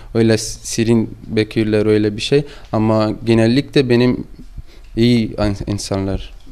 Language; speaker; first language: Turkish; non-native, learner; Persian